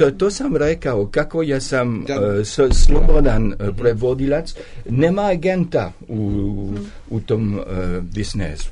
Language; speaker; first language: Serbian; non-native, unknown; French